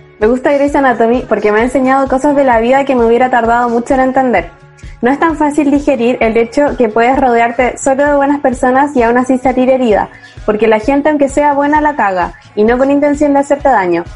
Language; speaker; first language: Spanish; native; Spanish